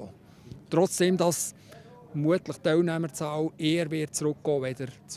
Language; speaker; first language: German; native; German